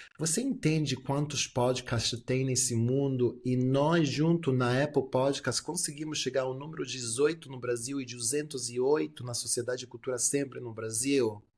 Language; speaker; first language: Portuguese; early bilingual, heritage; Portuguese